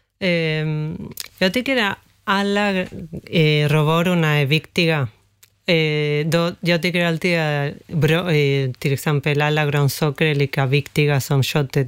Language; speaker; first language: Swedish; non-native, fluent; Spanish